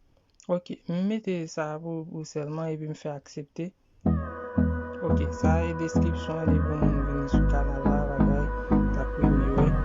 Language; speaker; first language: French; non-native, learner; Haitian Creole